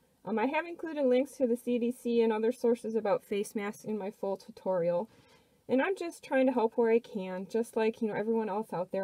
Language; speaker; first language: English; native; English